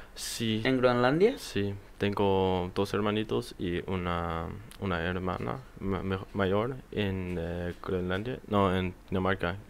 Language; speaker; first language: Spanish; non-native, learner; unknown